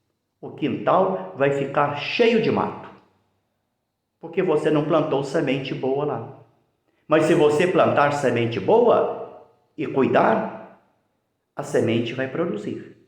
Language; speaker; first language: Portuguese; native; Portuguese